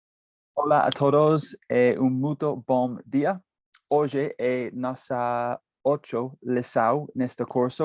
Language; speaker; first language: Portuguese; non-native, learner; English